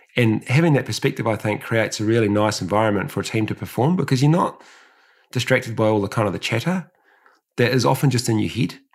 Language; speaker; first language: English; early bilingual, other home language; Samoan